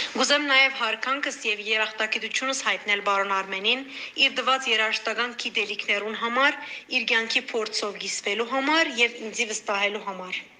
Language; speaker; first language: Armenian; native; Armenian